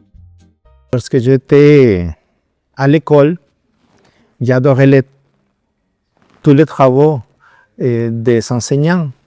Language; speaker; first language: French; non-native, fluent; Spanish